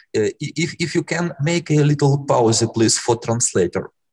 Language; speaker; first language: English; non-native, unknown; Russian